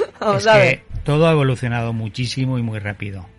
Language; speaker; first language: Spanish; native; Spanish